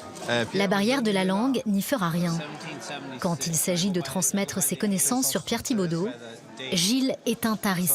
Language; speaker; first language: French; native; French